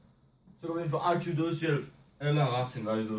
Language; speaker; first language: Danish; native; Danish